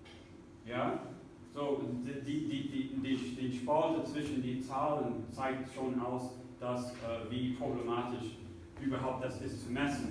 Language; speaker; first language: German; non-native, fluent; English